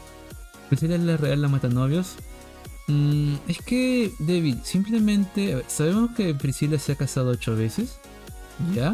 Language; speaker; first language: Spanish; native; Spanish